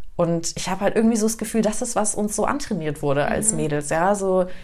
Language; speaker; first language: German; native; German